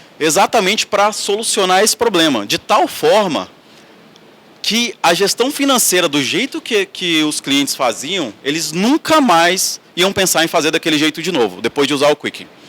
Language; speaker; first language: Portuguese; native; Portuguese